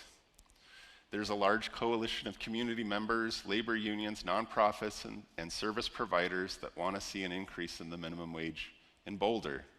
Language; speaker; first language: English; native; English